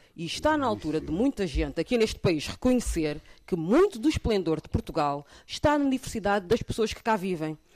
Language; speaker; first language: Portuguese; early bilingual, other home language; Kabuverdianu